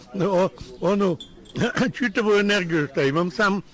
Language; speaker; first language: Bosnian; non-native, learner; Russian